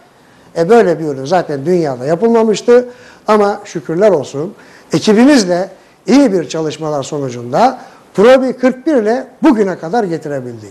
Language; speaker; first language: Turkish; native; Turkish